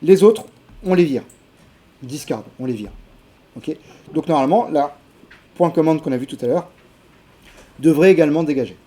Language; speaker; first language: French; native; French